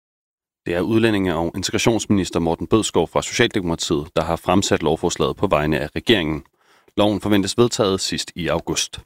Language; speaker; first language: Danish; native; Danish